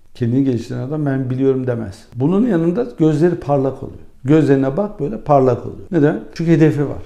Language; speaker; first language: Turkish; early bilingual, heritage; Turkish